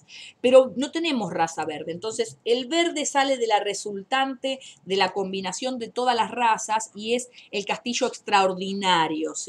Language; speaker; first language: Spanish; native; Spanish